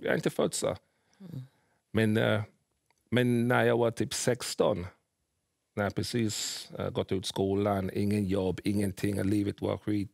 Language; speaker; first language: Swedish; early bilingual, other home language; English